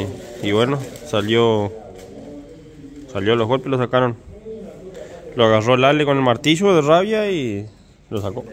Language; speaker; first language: Spanish; native; Spanish